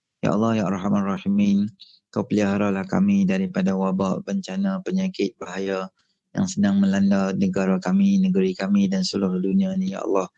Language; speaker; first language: Malay; native; Malay